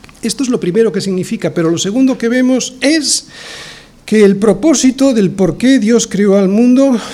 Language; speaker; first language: Spanish; native; Spanish